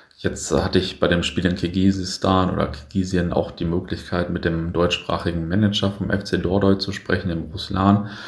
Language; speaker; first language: German; native; German